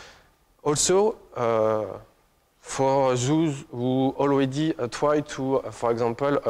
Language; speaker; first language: English; non-native, fluent; French